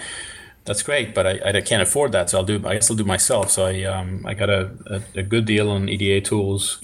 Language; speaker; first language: English; non-native, fluent; Swedish